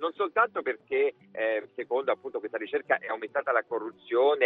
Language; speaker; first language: Italian; native; Italian